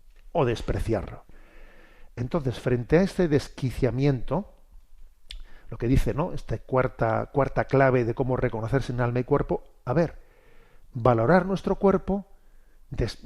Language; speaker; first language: Spanish; native; Spanish